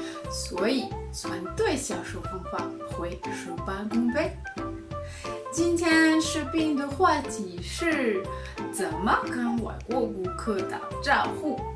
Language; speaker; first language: Chinese; non-native, fluent; French